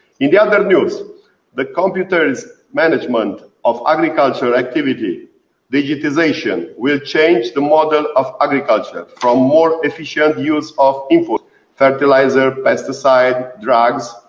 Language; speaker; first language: English; non-native, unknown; Romanian